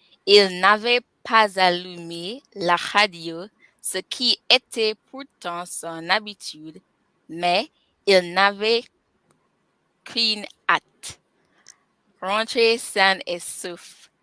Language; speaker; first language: French; non-native, learner; English